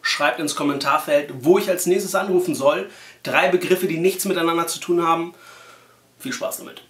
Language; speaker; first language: German; native; German